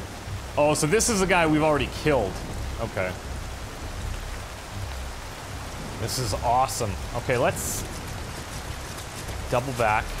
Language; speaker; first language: English; native; English